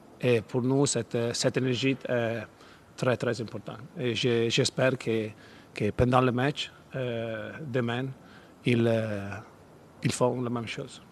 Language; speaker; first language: French; non-native, fluent; Italian